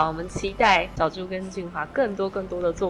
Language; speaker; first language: Chinese; native; Chinese